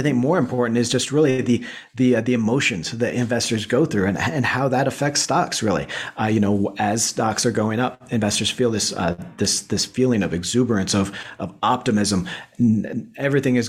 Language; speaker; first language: English; native; English